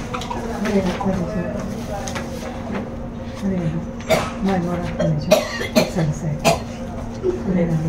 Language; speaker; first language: Japanese; non-native, learner; Filipino